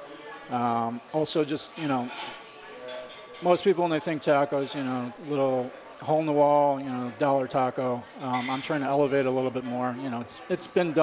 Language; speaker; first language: English; native; English